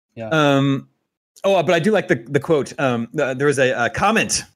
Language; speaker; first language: English; native; English